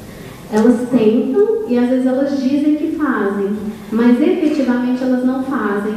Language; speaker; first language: Portuguese; native; Portuguese